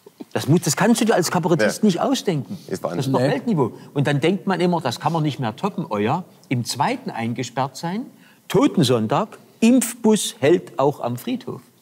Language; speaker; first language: German; native; German